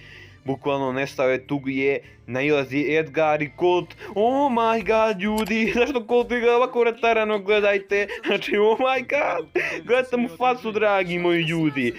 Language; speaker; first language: Serbian; native; Serbian